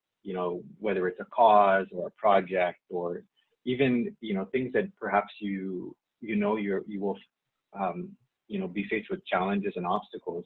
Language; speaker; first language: English; non-native, fluent; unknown